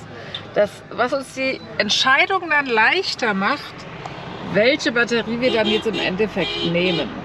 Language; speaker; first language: German; native; German